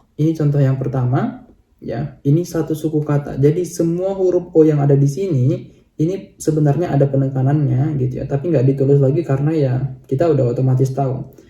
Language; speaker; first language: Indonesian; native; Indonesian